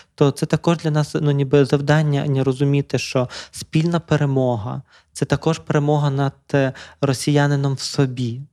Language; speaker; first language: Ukrainian; native; Ukrainian